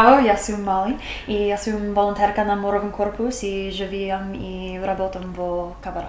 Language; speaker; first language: Macedonian; non-native, learner; English